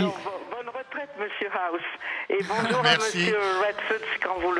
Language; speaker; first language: French; native; French